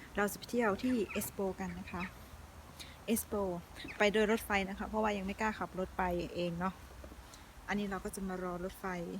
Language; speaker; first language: Thai; native; Thai